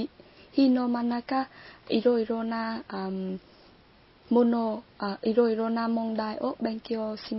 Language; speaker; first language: Japanese; non-native, learner; Vietnamese